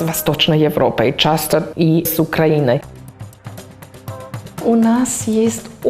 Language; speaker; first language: Russian; non-native, fluent; German